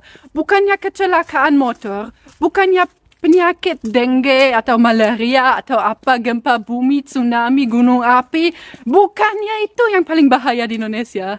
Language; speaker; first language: Indonesian; non-native, fluent; German